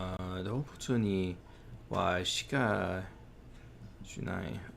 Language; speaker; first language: Japanese; non-native, learner; English